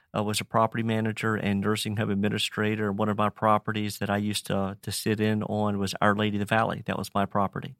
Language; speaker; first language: English; native; English